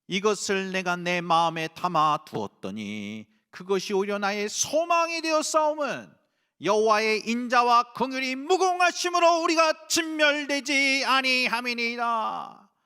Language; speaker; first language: Korean; native; Korean